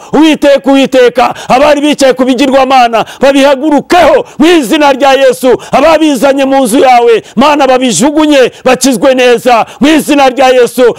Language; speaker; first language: Kinyarwanda; early bilingual, heritage; Kinyarwanda